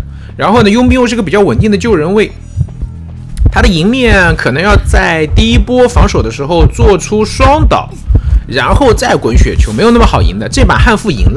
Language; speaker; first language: Chinese; native; Chinese